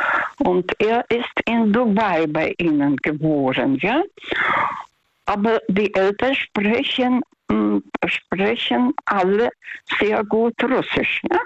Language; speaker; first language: German; non-native, fluent; Russian